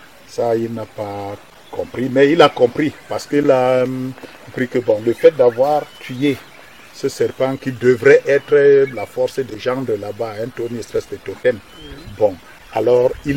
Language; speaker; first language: French; non-native, local second language; Basaa